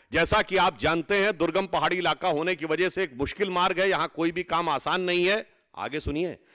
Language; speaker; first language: Hindi; native; Hindi